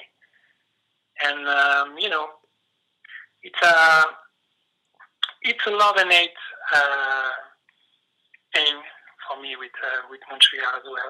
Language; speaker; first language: English; non-native, fluent; French